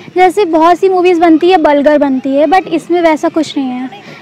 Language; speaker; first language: Hindi; native; Hindi